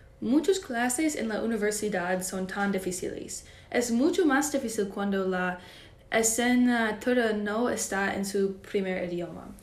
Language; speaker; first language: Spanish; non-native, learner; English